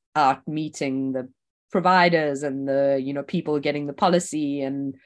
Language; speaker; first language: English; native; English